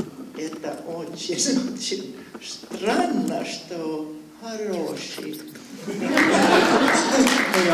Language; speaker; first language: Russian; non-native, learner; Finnish